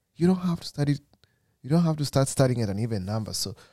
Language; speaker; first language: English; non-native, local second language; Kikuyu